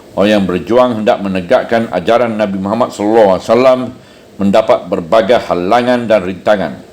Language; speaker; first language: Malay; native; Malay